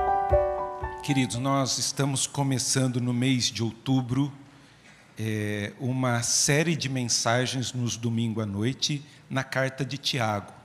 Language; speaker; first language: Portuguese; native; Portuguese